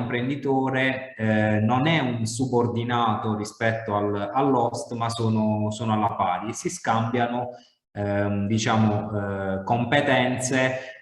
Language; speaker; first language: Italian; native; Italian